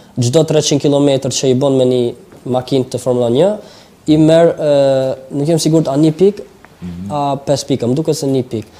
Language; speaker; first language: Albanian; early bilingual, heritage; Albanian